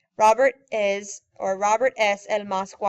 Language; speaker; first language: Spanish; non-native, fluent; English